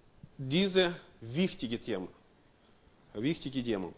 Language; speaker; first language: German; non-native, learner; Russian